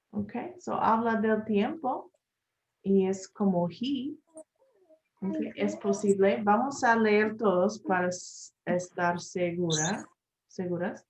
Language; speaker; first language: Spanish; non-native, learner; English